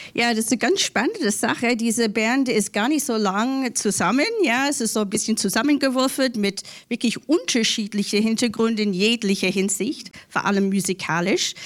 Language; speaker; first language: German; non-native, learner; English